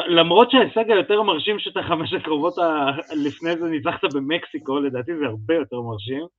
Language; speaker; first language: Hebrew; early bilingual, other home language; Russian